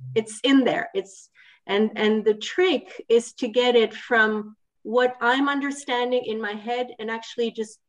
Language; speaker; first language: English; non-native, fluent; Italian